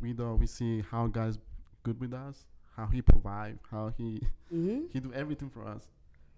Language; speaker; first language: English; early bilingual, other home language; Spanish